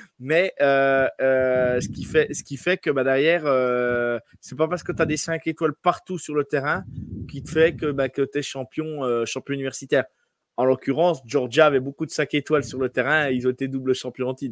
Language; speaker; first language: French; native; French